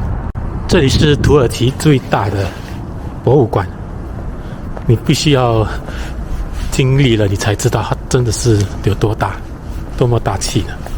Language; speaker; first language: Chinese; native; Chinese